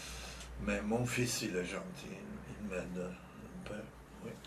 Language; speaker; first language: French; non-native, fluent; Czech